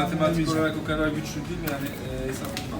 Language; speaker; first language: Turkish; non-native, learner; French